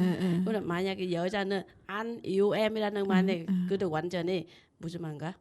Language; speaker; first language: Korean; non-native, learner; Vietnamese